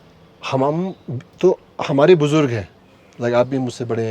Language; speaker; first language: Hindi; native; Hindi